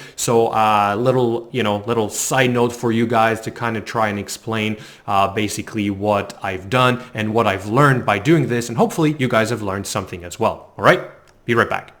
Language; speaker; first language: English; native; English